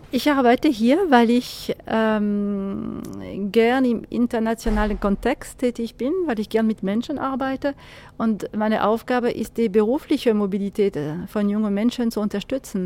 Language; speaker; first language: German; non-native, fluent; French